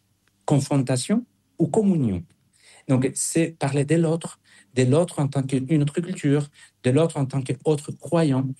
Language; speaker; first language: French; non-native, fluent; Spanish